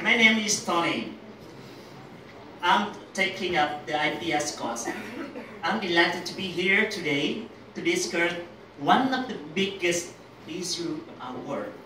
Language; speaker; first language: English; non-native, learner; Vietnamese